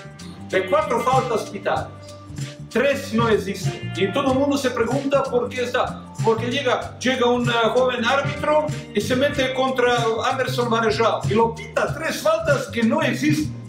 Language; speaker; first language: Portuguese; non-native, learner; Croatian